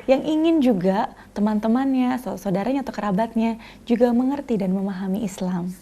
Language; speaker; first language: Indonesian; native; Indonesian